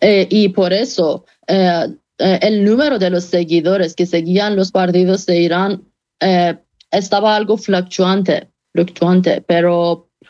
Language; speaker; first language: Spanish; non-native, fluent; Persian